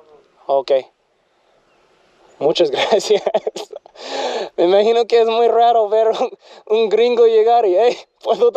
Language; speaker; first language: Spanish; non-native, fluent; English